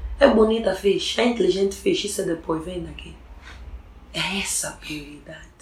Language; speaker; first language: Portuguese; early bilingual, other home language; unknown